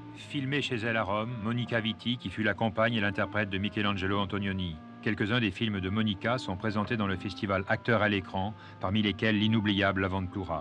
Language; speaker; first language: French; native; French